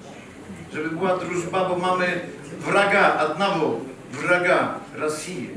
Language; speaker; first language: Polish; early bilingual, heritage; Polish